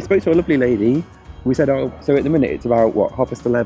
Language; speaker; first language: English; native; English